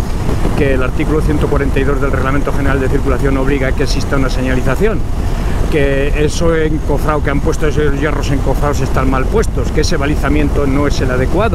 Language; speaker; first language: Spanish; native; Spanish